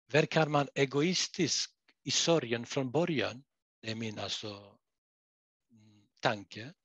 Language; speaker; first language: Swedish; non-native, fluent; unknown